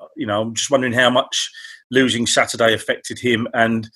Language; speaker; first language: English; native; English